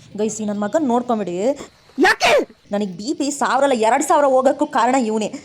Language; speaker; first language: Kannada; native; Kannada